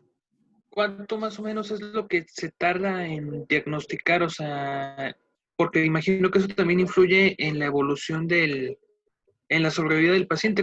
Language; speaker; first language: Spanish; native; Spanish